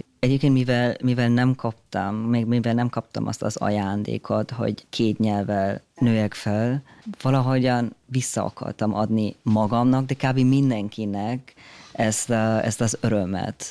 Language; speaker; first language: Hungarian; early bilingual, heritage; German